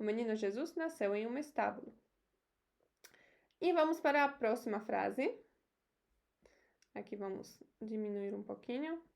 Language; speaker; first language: Portuguese; non-native, fluent; Polish